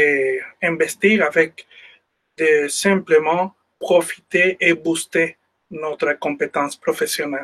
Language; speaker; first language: French; non-native, fluent; Spanish